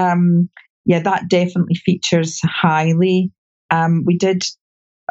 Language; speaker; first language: English; native; English